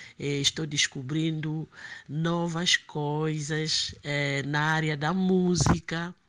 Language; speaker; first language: Portuguese; native; Portuguese